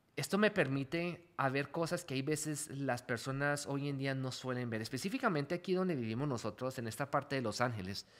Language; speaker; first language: Spanish; early bilingual, heritage; Spanish